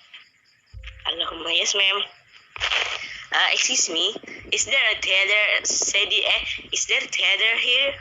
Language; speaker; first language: English; non-native, learner; Indonesian